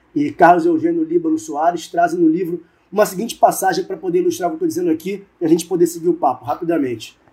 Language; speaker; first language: Portuguese; native; Portuguese